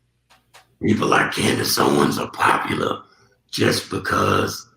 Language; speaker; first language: English; native; English